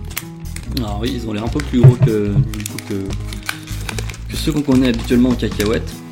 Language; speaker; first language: French; native; French